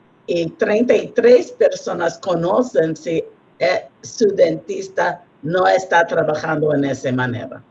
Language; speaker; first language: Spanish; non-native, learner; English